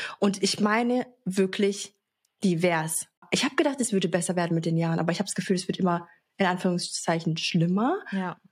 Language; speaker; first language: German; early bilingual, other home language; Arabic